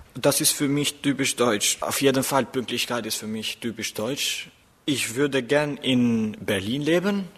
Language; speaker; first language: German; non-native, fluent; Albanian